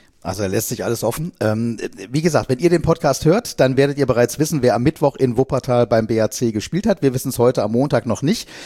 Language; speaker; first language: German; native; German